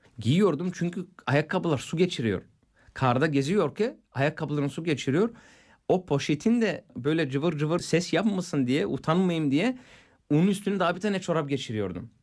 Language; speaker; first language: Turkish; non-native, fluent; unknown